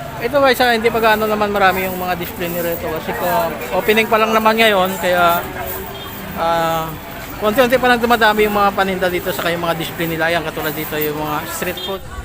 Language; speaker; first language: Filipino; native; Filipino